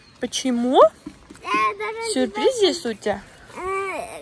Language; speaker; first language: Russian; non-native, learner; Armenian